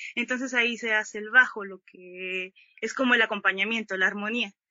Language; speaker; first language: Spanish; native; Spanish